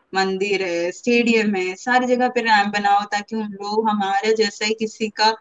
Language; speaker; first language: Hindi; non-native, local second language; Malayalam